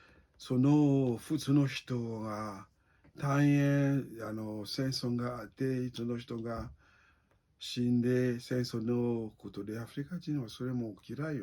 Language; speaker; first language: Japanese; non-native, learner; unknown